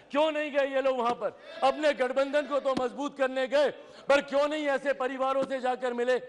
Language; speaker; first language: Hindi; native; Hindi